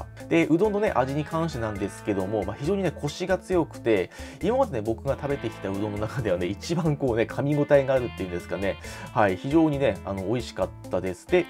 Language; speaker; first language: Japanese; native; Japanese